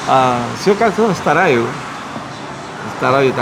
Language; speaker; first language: Russian; non-native, learner; Spanish